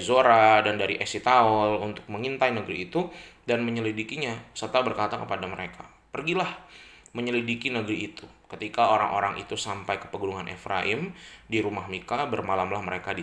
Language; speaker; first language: Indonesian; native; Indonesian